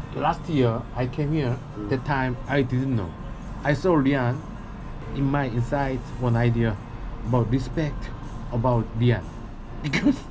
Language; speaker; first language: English; non-native, learner; Korean